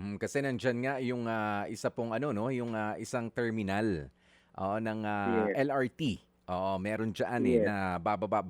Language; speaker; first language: Filipino; native; Filipino